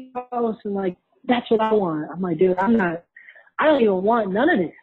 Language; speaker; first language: English; native; English